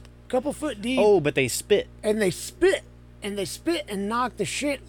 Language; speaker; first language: English; native; English